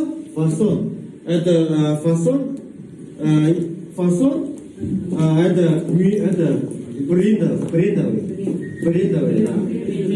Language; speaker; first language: Russian; non-native, local second language; Kazakh